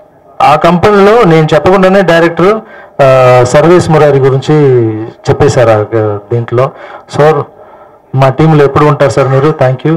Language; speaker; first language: Telugu; non-native, fluent; Tamil